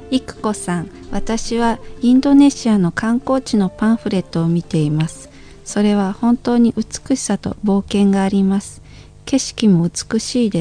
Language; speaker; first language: Japanese; non-native, fluent; Indonesian